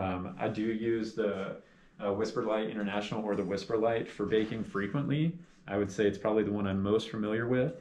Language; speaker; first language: English; native; English